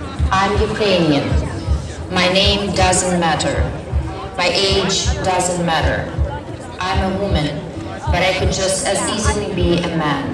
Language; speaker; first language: English; non-native, fluent; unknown